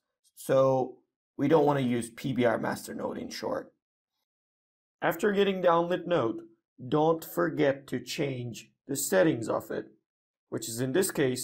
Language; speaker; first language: English; non-native, fluent; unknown